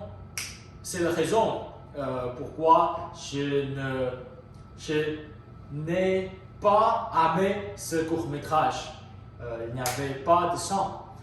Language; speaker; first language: French; non-native, learner; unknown